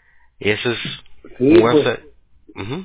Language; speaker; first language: Spanish; early bilingual, heritage; Spanish